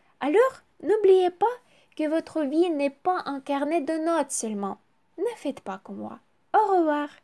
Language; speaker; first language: French; non-native, learner; Ukrainian